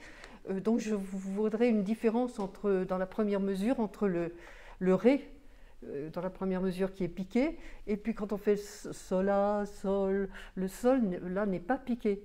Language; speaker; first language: French; native; French